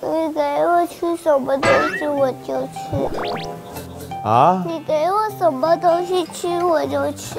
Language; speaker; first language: Chinese; early bilingual, heritage; Chinese